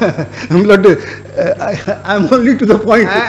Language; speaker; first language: English; non-native, local second language; Hindi